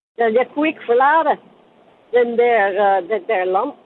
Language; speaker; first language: Danish; non-native, fluent; Dutch